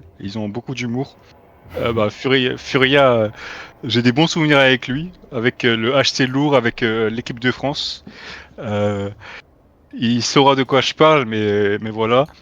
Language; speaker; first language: French; native; French